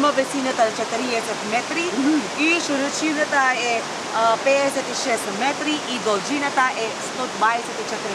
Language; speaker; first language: Macedonian; non-native, learner; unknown